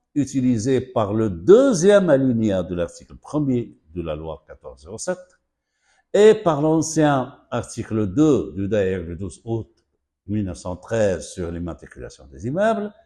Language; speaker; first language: French; non-native, local second language; Arabic